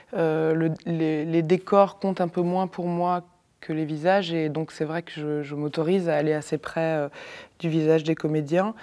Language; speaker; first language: French; native; French